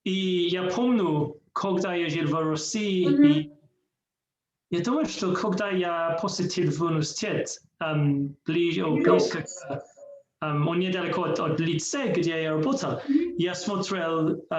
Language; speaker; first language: Russian; non-native, learner; English